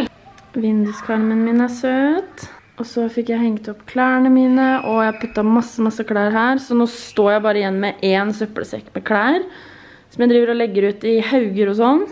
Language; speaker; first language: Norwegian; native; Norwegian